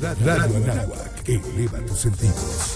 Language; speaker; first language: Spanish; native; Spanish